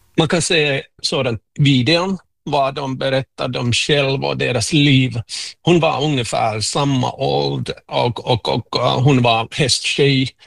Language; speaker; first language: Swedish; non-native, local second language; Finnish